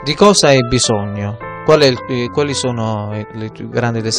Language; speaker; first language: Italian; native; Italian